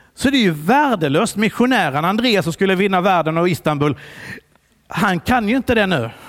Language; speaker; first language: Swedish; early bilingual, other home language; Italian